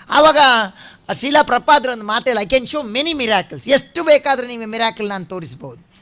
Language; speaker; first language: Kannada; non-native, local second language; Tulu